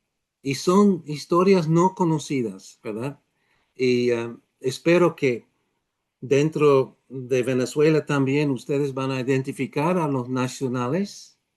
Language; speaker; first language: Spanish; non-native, fluent; Dutch